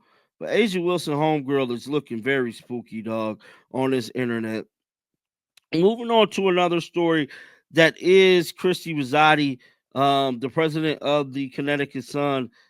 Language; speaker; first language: English; native; English